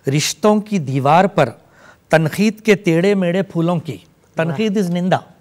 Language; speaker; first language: Hindi; non-native, local second language; Urdu